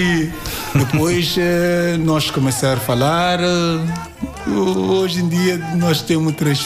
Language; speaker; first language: Portuguese; non-native, learner; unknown